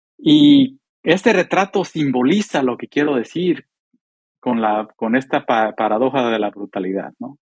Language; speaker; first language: Spanish; early bilingual, heritage; Spanish